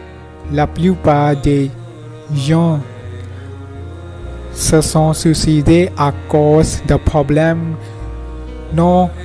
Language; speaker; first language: French; non-native, learner; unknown